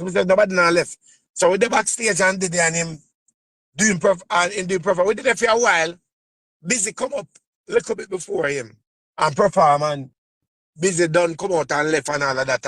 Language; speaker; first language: English; native; English